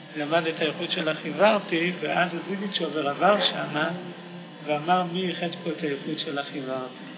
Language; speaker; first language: Hebrew; native; Hebrew